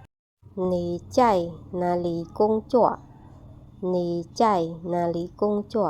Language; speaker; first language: Chinese; non-native, fluent; Khmer